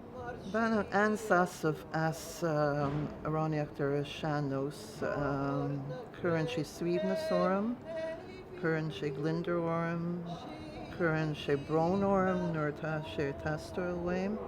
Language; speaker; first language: Irish; non-native, learner; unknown